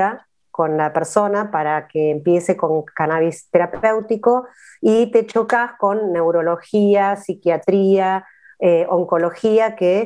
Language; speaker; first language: Spanish; native; Spanish